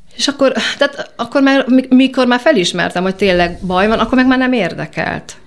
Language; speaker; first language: Hungarian; native; Hungarian